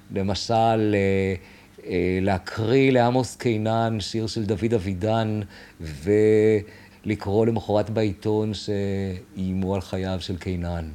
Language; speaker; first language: Hebrew; native; Hebrew